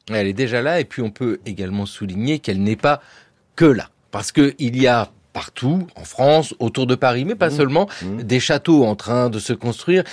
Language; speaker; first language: French; native; French